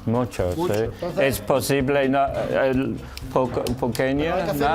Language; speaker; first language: Spanish; non-native, learner; English